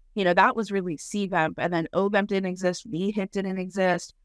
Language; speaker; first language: English; native; English